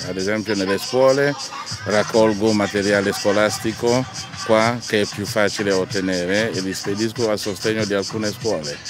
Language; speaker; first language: Italian; non-native, fluent; French